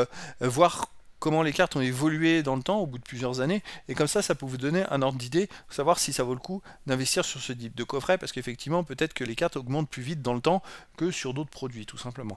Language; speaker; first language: French; native; French